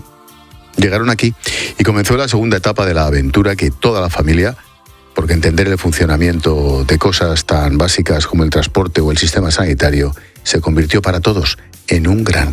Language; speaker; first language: Spanish; native; Spanish